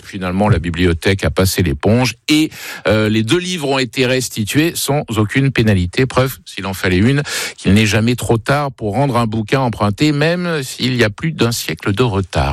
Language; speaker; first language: French; native; French